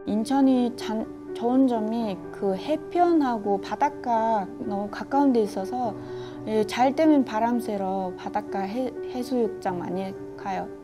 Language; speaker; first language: Korean; non-native, fluent; Mongolian